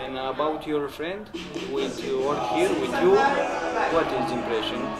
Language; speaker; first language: English; non-native, learner; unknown